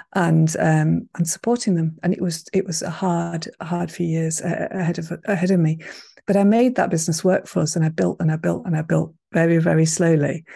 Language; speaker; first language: English; native; English